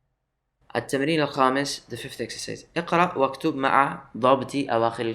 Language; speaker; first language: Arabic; non-native, fluent; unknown